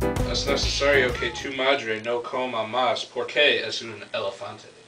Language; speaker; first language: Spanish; non-native, learner; English